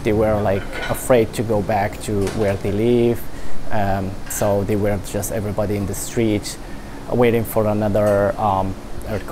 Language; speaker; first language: English; non-native, fluent; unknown